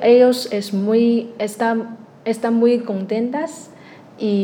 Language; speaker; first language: Spanish; non-native, learner; Chinese